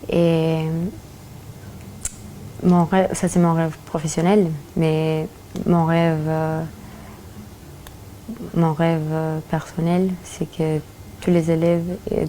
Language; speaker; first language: French; early bilingual, other home language; Romanian